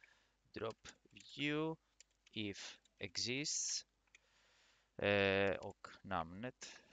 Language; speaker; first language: Swedish; non-native, fluent; Greek